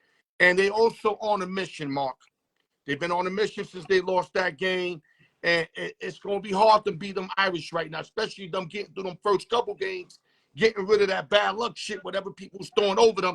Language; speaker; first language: English; native; English